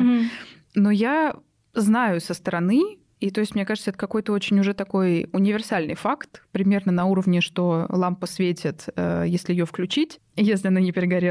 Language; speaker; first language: Russian; native; Russian